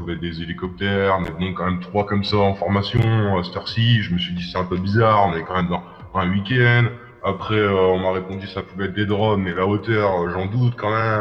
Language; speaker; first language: French; native; French